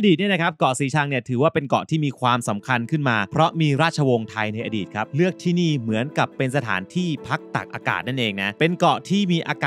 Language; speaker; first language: Thai; native; Thai